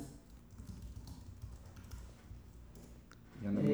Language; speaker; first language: Spanish; non-native, learner; English